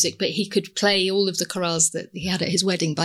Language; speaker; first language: English; native; English